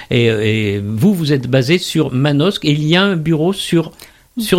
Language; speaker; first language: French; native; French